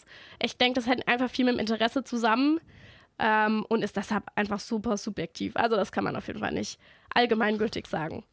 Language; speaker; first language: German; native; German